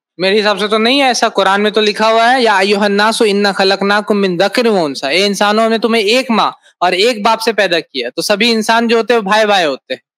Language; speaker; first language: Hindi; native; Hindi